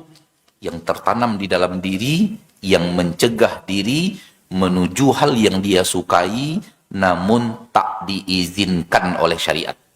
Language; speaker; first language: Indonesian; native; Indonesian